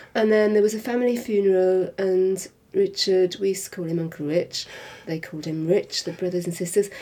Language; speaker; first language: English; native; English